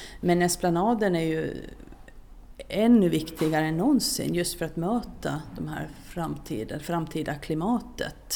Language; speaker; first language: Swedish; native; Swedish